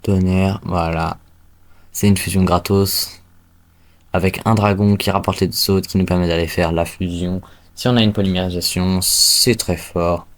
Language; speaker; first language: French; native; French